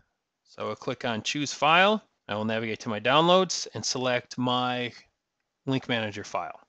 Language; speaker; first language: English; native; English